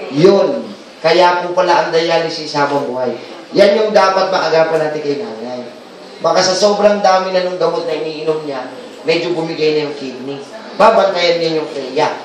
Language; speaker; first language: Filipino; native; Filipino